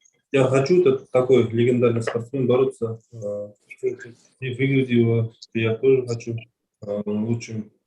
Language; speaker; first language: Russian; non-native, learner; Kazakh